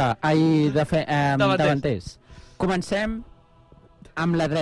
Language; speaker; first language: Catalan; native; Catalan